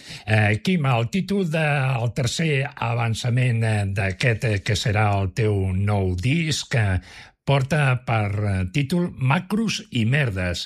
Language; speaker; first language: Catalan; native; Catalan